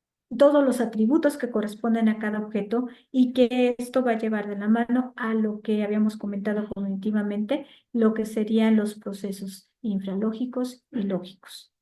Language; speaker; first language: Spanish; native; Spanish